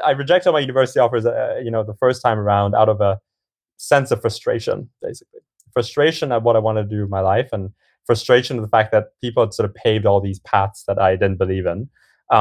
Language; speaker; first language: English; non-native, local second language; Cantonese